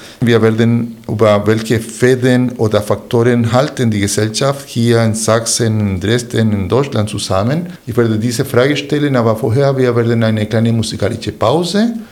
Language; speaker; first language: German; non-native, fluent; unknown